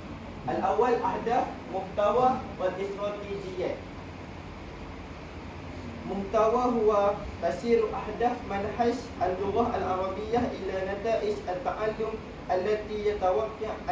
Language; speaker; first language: Arabic; non-native, learner; Malay